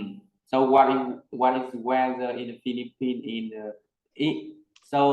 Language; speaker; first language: English; non-native, learner; Vietnamese